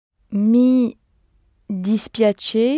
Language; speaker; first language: Italian; non-native, learner; French